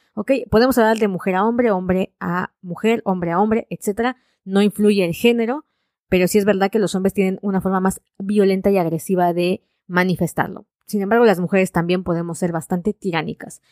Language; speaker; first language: Spanish; native; Spanish